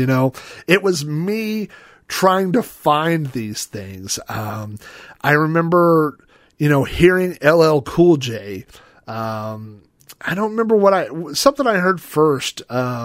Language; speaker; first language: English; native; English